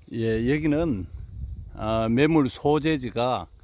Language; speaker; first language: Korean; native; Korean